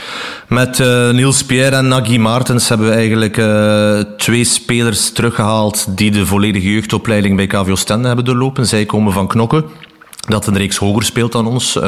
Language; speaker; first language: Dutch; native; Dutch